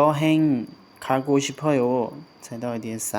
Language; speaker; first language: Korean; non-native, fluent; Hmong